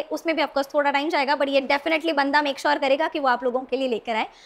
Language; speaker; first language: Hindi; non-native, local second language; Marathi